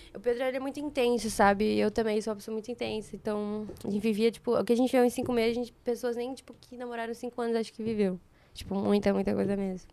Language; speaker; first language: Portuguese; native; Portuguese